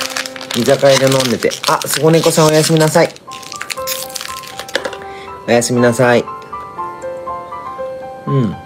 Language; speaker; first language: Japanese; native; Japanese